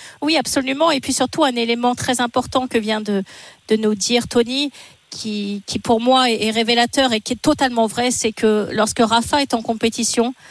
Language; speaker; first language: French; native; French